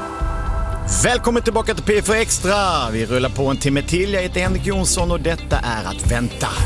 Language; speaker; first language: Swedish; native; Swedish